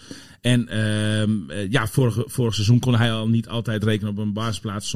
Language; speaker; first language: Dutch; native; Dutch